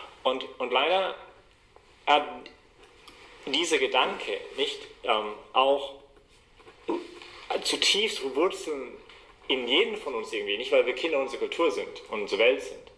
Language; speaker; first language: German; non-native, fluent; English